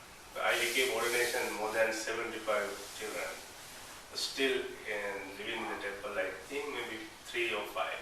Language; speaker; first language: English; non-native, learner; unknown